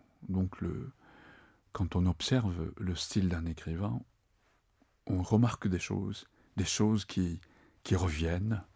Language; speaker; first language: French; non-native, fluent; Japanese